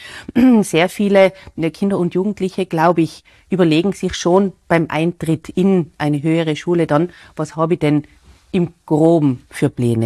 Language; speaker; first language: German; native; German